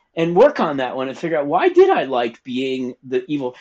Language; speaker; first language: English; native; English